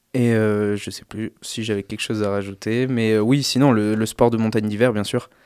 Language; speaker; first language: French; native; French